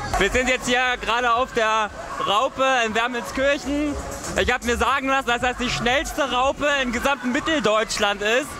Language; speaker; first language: German; native; German